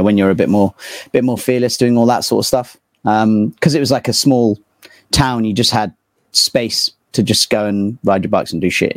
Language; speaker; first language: English; native; English